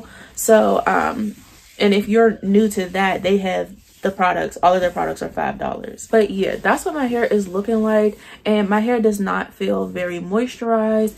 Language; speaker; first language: English; native; English